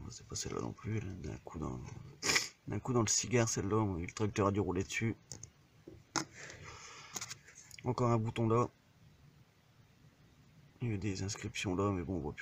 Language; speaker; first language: French; native; French